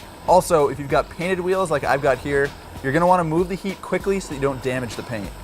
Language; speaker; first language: English; native; English